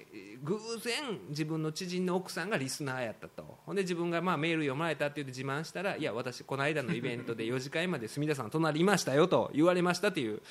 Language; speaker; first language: Japanese; native; Japanese